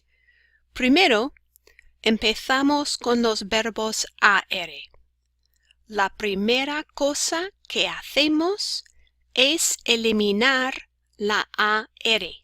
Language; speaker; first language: Spanish; non-native, fluent; English